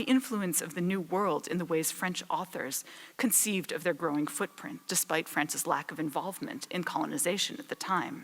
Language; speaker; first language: English; native; English